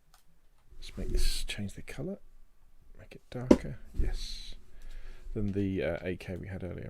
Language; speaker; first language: English; native; English